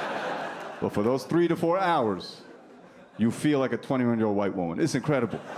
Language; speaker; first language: English; native; English